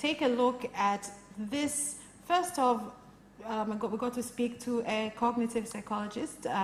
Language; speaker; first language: English; non-native, local second language; Swahili